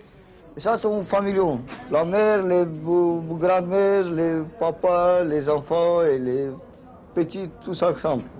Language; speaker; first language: French; non-native, learner; Romanian